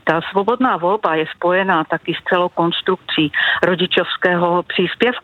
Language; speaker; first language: Czech; native; Czech